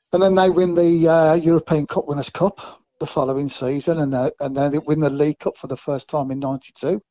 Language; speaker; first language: English; native; English